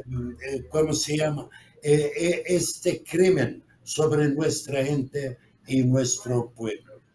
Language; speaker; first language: Spanish; non-native, fluent; Arabic